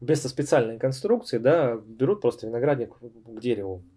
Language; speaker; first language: Russian; native; Russian